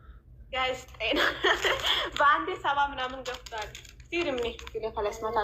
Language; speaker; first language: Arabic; non-native, learner; Amharic